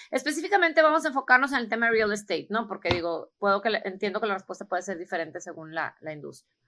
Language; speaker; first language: Spanish; native; Spanish